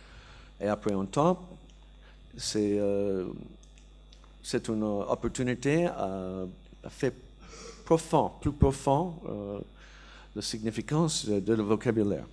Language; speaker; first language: French; non-native, learner; English